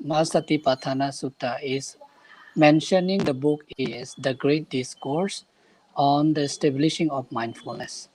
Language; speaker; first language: English; non-native, fluent; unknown